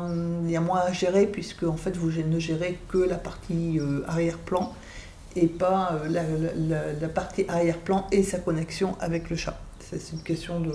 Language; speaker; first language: French; native; French